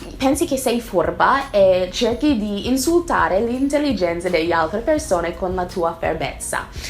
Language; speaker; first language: Italian; non-native, fluent; English